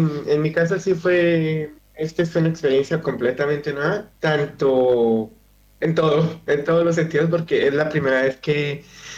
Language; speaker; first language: Spanish; native; Spanish